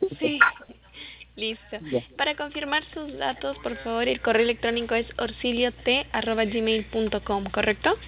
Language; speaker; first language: Spanish; native; Spanish